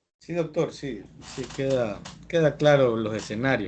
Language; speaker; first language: Spanish; native; Spanish